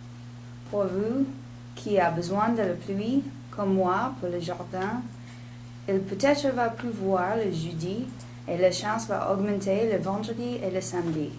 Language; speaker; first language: French; non-native, learner; English